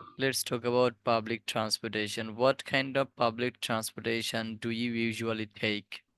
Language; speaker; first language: English; non-native, fluent; Bangla